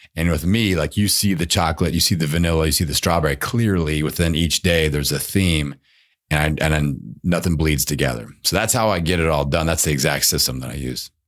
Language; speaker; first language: English; native; English